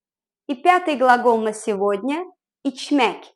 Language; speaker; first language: Russian; non-native, fluent; Azerbaijani